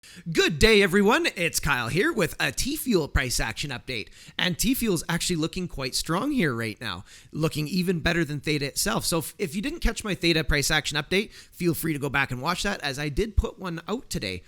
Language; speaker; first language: English; native; English